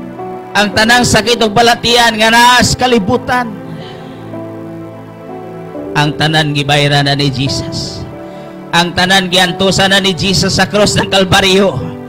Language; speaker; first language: Cebuano; native; Cebuano